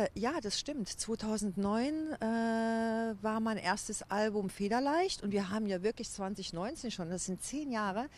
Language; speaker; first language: German; native; German